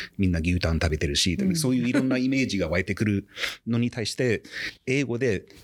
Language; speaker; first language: Japanese; non-native, fluent; English